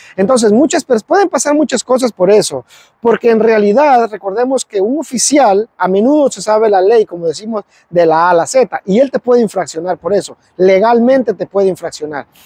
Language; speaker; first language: Spanish; native; Spanish